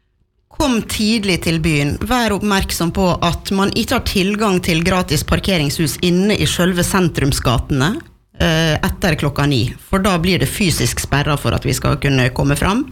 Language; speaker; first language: Norwegian; native; Norwegian